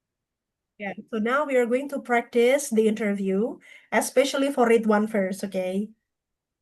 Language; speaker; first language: English; non-native, fluent; Indonesian